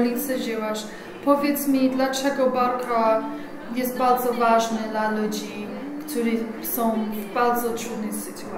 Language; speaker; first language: Polish; early bilingual, heritage; English